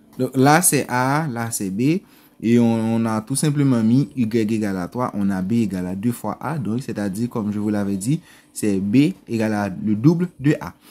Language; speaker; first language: French; non-native, local second language; Haitian Creole